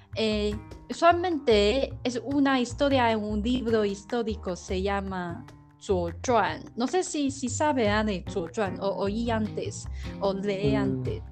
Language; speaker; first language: Spanish; non-native, learner; Chinese